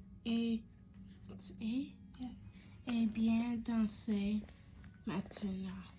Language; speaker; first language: French; non-native, learner; English